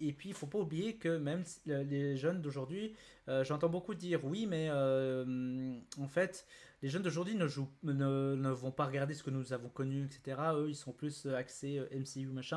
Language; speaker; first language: French; native; French